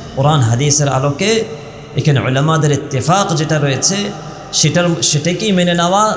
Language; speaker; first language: Bangla; early bilingual, heritage; Bangla